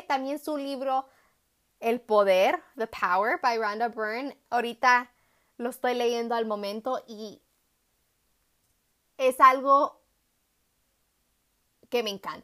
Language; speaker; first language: Spanish; early bilingual, heritage; Spanish